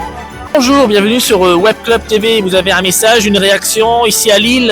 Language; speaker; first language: French; native; French